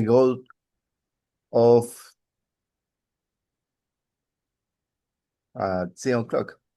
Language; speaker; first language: English; non-native, learner; Spanish